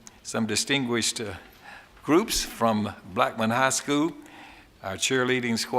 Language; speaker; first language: English; native; English